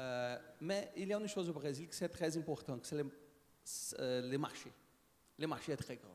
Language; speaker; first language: French; non-native, learner; Portuguese